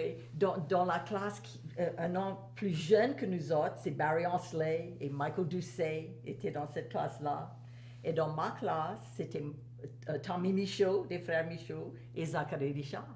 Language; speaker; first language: French; native; French